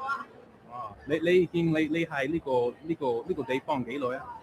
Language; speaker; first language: Cantonese; non-native, learner; English